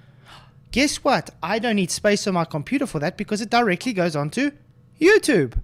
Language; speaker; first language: English; native; English